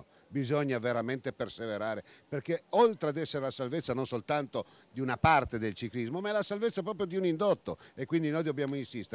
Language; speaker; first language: Italian; native; Italian